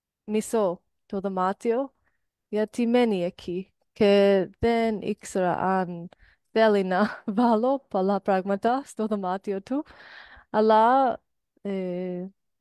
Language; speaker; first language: Greek; non-native, learner; English